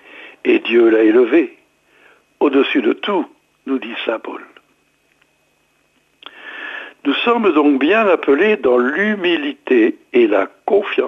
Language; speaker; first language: French; native; French